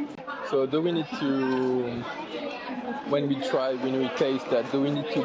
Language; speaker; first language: English; non-native, learner; French